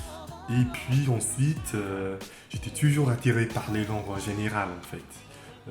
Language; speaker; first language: French; non-native, fluent; English